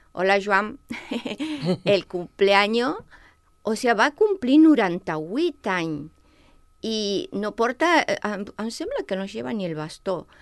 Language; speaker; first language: Catalan; non-native, local second language; Spanish